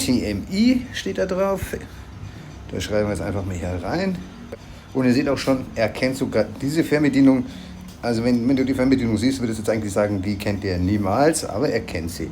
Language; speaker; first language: German; native; German